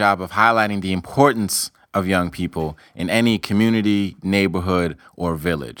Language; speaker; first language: English; native; English